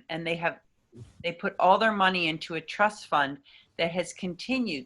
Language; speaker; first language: English; native; English